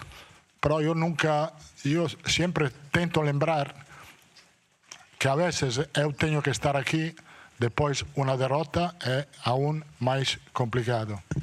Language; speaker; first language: Portuguese; non-native, learner; Italian